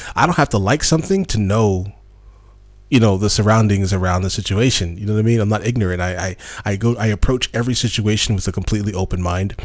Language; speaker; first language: English; native; English